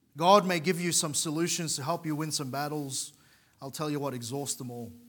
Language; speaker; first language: English; native; English